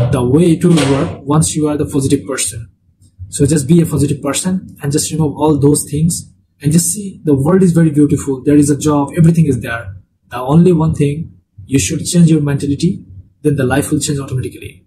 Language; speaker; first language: English; non-native, local second language; Bangla